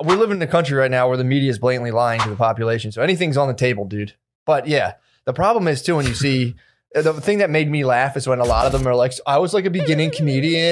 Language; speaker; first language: English; native; English